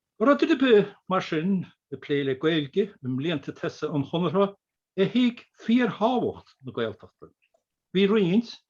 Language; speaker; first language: Irish; native; Irish